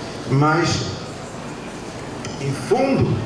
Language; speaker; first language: Portuguese; non-native, fluent; Dutch